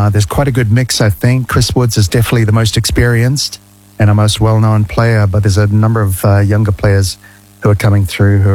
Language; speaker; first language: English; native; English